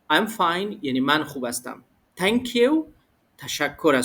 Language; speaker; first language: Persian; native; Persian